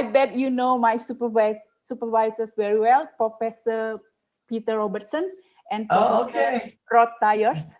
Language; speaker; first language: English; non-native, fluent; Indonesian